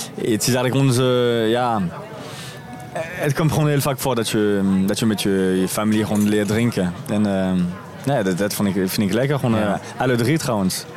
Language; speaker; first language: Dutch; non-native, fluent; French